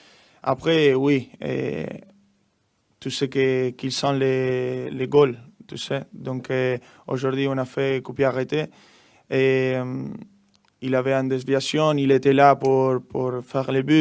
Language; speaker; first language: French; non-native, learner; Spanish